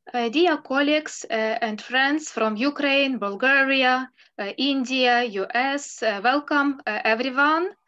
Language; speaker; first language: English; non-native, fluent; Ukrainian